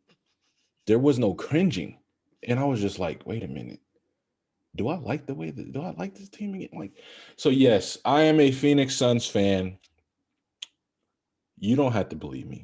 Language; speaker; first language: English; native; English